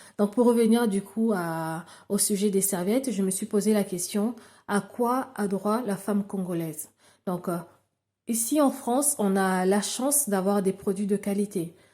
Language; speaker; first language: French; non-native, local second language; Lingala